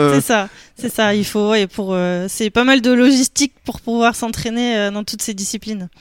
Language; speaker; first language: French; native; French